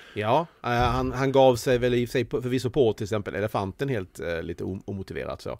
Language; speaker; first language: Swedish; native; Swedish